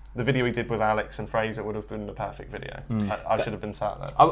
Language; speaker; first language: English; native; English